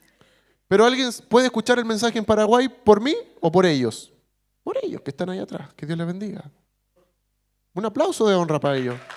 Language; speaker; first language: Spanish; native; Spanish